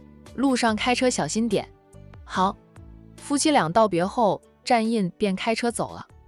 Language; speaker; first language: Chinese; native; Chinese